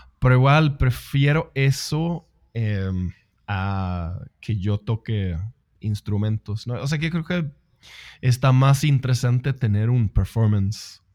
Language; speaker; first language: Spanish; non-native, fluent; Swedish